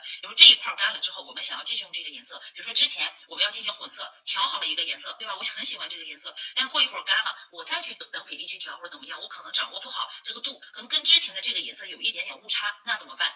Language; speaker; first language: Chinese; native; Chinese